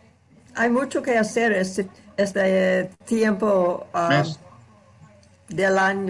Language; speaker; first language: Spanish; non-native, learner; English